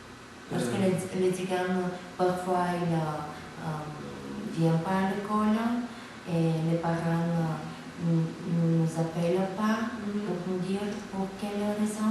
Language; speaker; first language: French; non-native, fluent; Bulgarian